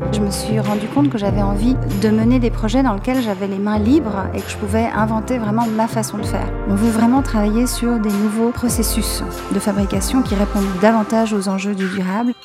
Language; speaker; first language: French; native; French